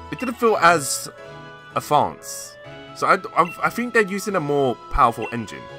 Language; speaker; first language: English; native; English